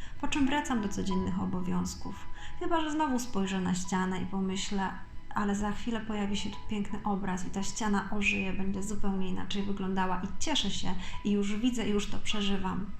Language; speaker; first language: Polish; native; Polish